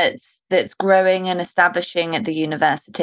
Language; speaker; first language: English; native; English